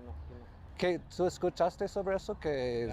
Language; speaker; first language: Spanish; non-native, learner; English